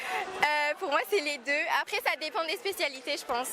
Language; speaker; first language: French; native; French